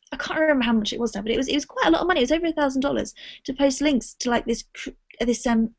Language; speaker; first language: English; native; English